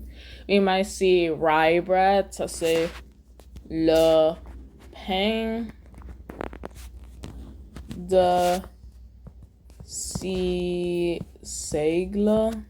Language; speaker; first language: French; non-native, learner; English